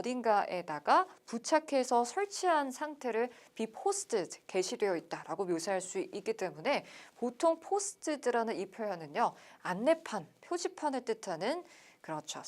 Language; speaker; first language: Korean; native; Korean